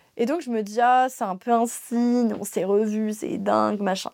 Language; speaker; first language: French; native; French